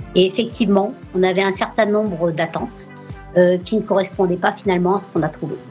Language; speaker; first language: French; native; French